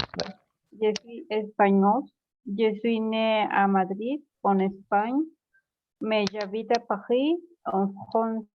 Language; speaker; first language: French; non-native, learner; Spanish